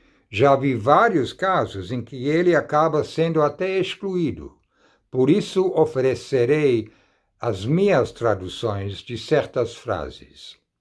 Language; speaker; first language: Portuguese; non-native, fluent; English